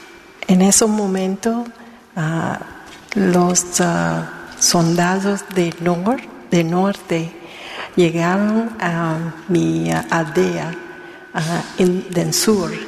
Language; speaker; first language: Spanish; non-native, learner; Vietnamese